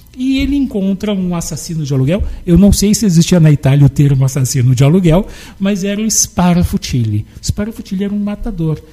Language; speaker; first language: Portuguese; native; Portuguese